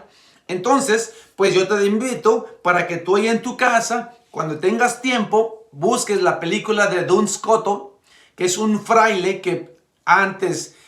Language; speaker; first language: Spanish; native; Spanish